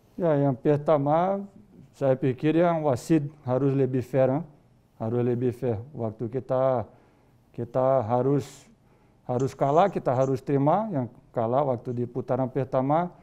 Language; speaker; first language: Indonesian; non-native, fluent; Portuguese